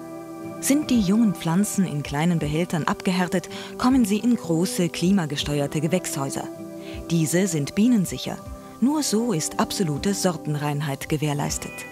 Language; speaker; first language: German; native; German